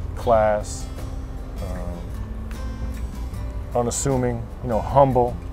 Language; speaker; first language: English; native; English